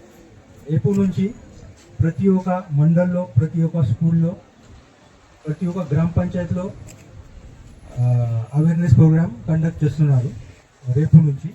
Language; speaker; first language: Telugu; non-native, learner; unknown